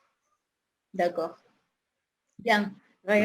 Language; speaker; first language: French; non-native, fluent; Spanish